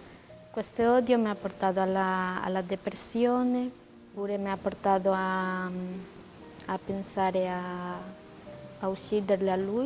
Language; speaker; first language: Italian; non-native, learner; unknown